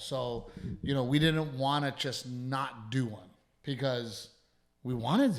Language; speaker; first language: English; native; English